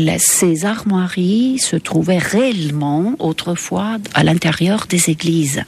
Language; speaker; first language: French; non-native, fluent; Estonian